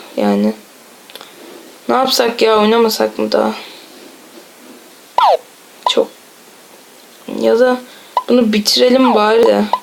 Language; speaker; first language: Turkish; native; Turkish